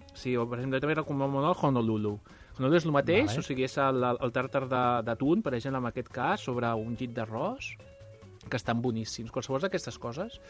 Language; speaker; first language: Catalan; non-native, local second language; Spanish